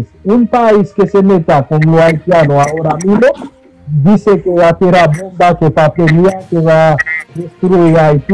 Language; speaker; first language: Spanish; non-native, fluent; Haitian Creole